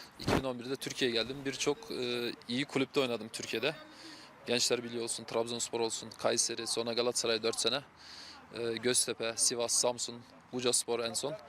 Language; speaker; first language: Turkish; early bilingual, heritage; Turkish